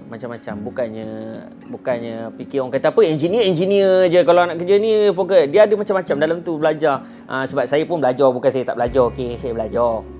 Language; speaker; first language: Malay; native; Malay